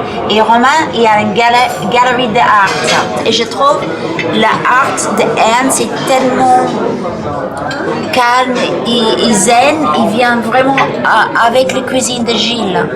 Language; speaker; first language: French; non-native, fluent; English